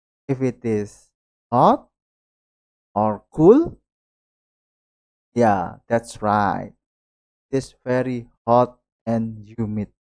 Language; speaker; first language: English; non-native, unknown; Indonesian